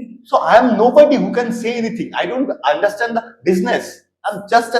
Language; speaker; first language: English; non-native, local second language; Bangla